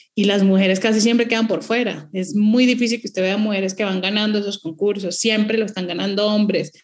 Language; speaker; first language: Spanish; native; Spanish